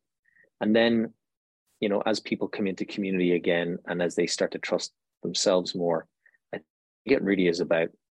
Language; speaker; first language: English; native; English